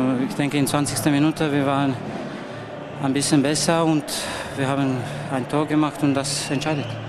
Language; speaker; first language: German; non-native, learner; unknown